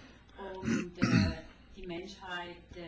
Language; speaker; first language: German; non-native, fluent; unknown